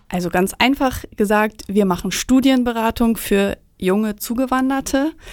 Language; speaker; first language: German; native; German